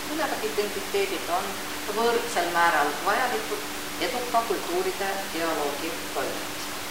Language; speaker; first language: Estonian; non-native, local second language; Russian